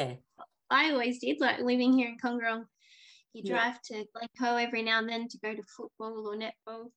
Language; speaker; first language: English; native; English